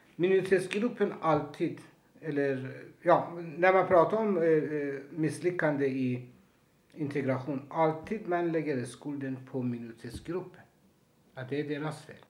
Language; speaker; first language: Swedish; non-native, fluent; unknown